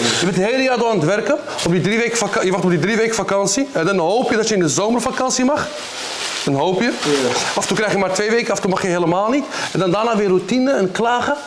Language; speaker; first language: Dutch; early bilingual, other home language; Arabic